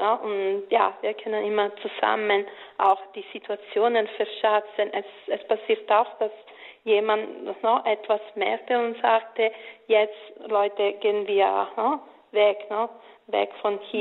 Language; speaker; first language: German; non-native, fluent; Italian